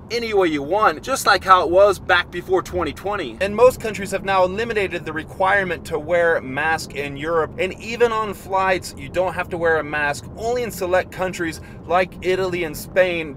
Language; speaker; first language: English; native; English